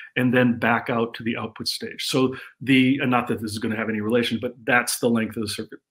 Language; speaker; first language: English; native; English